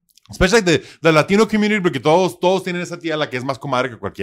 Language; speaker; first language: Spanish; early bilingual, heritage; Spanish